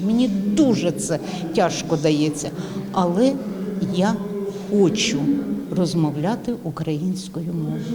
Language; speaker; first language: Ukrainian; non-native, local second language; Russian